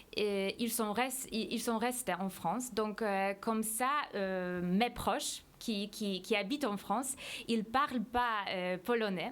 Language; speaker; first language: French; non-native, fluent; Polish